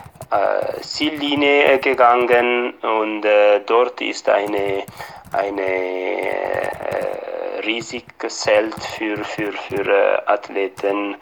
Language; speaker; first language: German; non-native, fluent; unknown